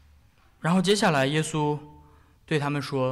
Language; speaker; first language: Chinese; native; Chinese